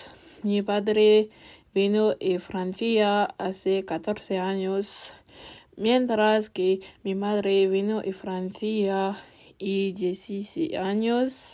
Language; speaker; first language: Spanish; non-native, learner; French